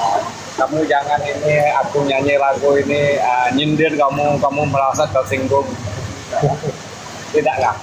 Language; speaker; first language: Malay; non-native, local second language; Hakka Chinese